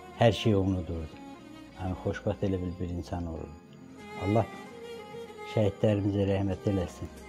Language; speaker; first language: Azerbaijani; native; Azerbaijani